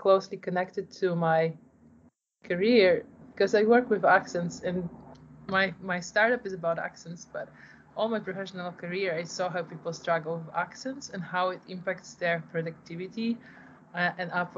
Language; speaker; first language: English; non-native, fluent; Polish